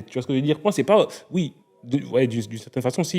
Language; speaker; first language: French; native; French